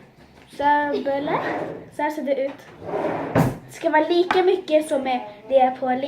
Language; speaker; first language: Swedish; early bilingual, other home language; Turkish